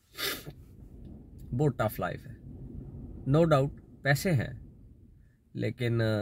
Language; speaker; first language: Urdu; non-native, local second language; Punjabi